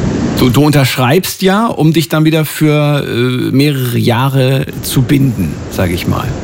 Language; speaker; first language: German; native; German